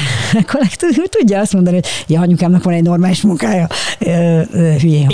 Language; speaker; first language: Hungarian; native; Hungarian